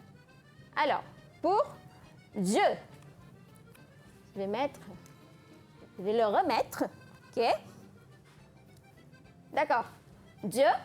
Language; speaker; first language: French; non-native, fluent; Malay